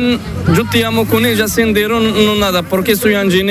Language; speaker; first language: Spanish; non-native, learner; Arabic